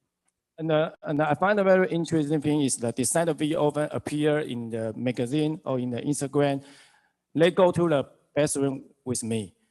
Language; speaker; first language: English; non-native, learner; Chinese